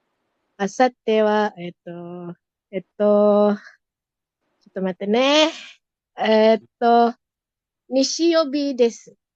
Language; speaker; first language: Japanese; non-native, learner; Malay